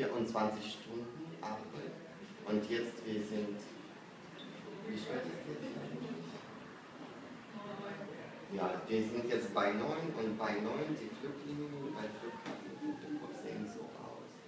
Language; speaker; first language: German; non-native, fluent; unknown